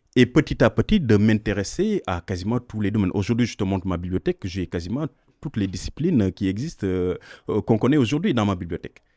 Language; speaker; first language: French; non-native, local second language; Wolof